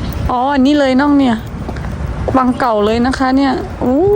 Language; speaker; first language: Thai; non-native, fluent; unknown